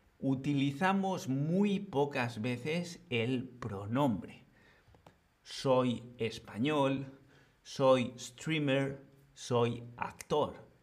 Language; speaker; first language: Spanish; native; Spanish